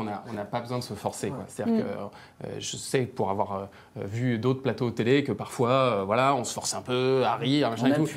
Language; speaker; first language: French; native; French